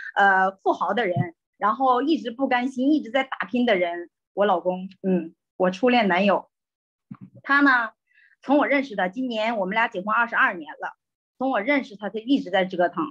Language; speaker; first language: Chinese; native; Chinese